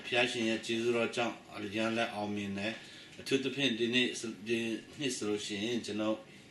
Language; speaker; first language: Burmese; non-native, local second language; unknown